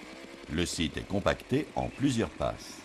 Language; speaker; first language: French; native; French